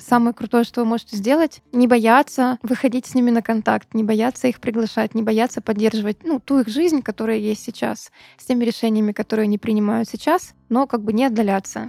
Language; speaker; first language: Russian; native; Russian